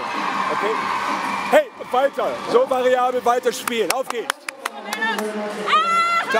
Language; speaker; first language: German; native; German